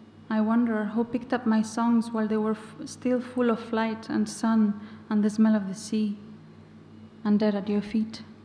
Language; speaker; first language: English; non-native, fluent; Basque